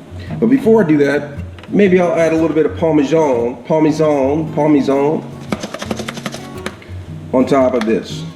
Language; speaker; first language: English; native; English